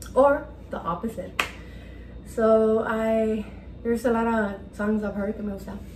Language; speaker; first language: English; early bilingual, other home language; Spanish